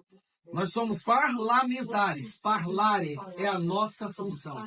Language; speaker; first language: Portuguese; native; Portuguese